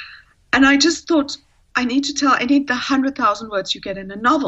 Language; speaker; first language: English; native; English